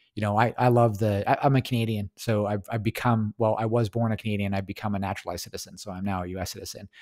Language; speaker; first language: English; native; English